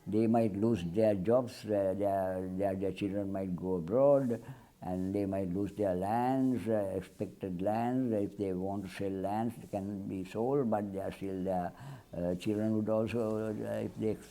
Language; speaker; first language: English; non-native, local second language; Sinhala